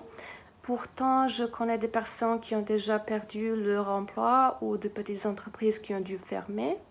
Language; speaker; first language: French; non-native, fluent; Serbian